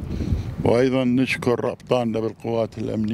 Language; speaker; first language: Arabic; native; Arabic